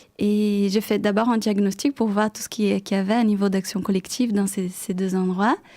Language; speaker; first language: French; non-native, fluent; Portuguese